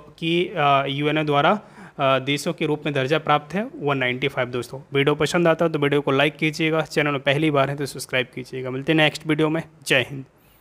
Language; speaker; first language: Hindi; native; Hindi